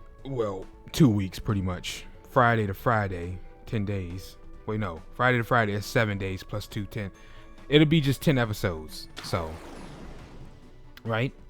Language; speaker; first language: English; native; English